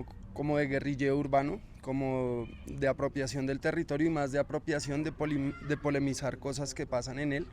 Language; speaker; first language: Spanish; native; Spanish